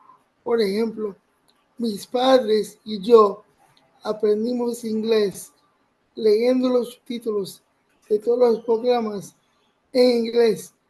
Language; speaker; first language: Spanish; early bilingual, other home language; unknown